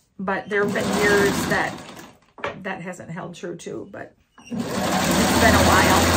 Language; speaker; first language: English; native; English